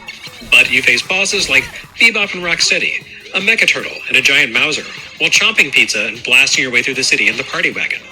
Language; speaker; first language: English; native; English